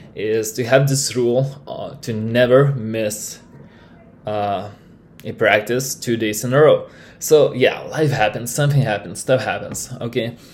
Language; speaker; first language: English; non-native, fluent; Lithuanian